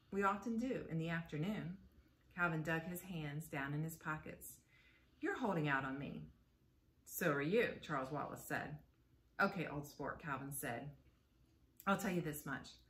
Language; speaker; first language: English; native; English